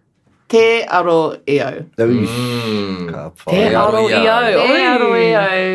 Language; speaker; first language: Māori; non-native, learner; English